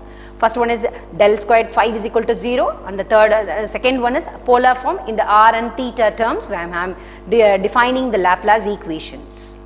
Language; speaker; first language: English; non-native, local second language; Tamil